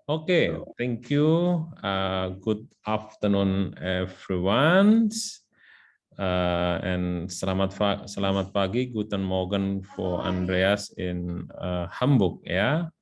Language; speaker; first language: English; non-native, learner; Indonesian